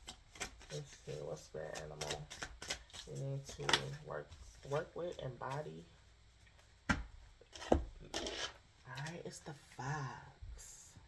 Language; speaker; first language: English; native; English